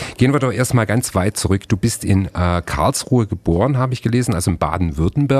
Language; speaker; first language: German; native; German